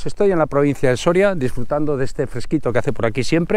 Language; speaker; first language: Spanish; native; Spanish